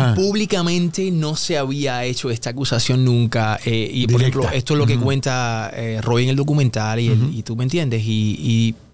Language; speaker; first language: Spanish; native; Spanish